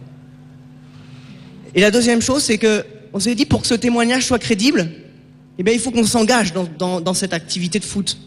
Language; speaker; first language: French; native; French